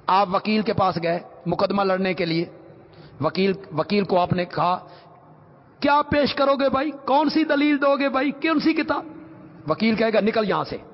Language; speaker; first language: Urdu; non-native, local second language; Punjabi